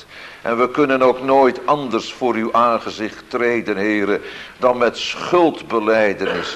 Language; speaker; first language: Dutch; native; Dutch